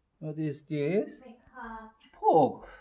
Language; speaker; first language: English; non-native, learner; Korean